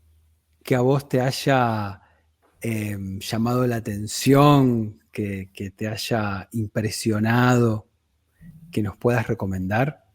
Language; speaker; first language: Spanish; native; Spanish